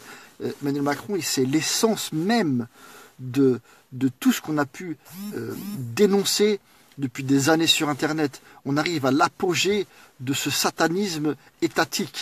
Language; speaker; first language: French; native; French